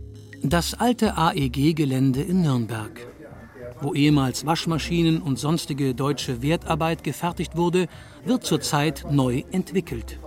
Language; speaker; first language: German; native; German